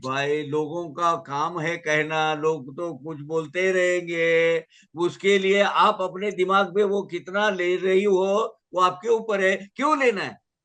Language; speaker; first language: Hindi; native; Hindi